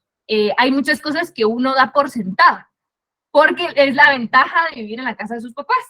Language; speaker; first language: Spanish; native; Spanish